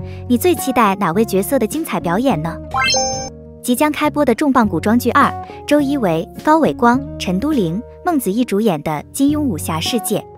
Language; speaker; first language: Chinese; native; Chinese